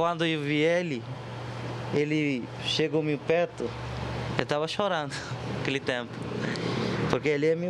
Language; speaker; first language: Portuguese; non-native, learner; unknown